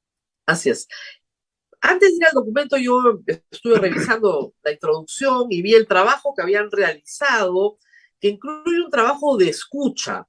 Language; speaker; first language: Spanish; native; Spanish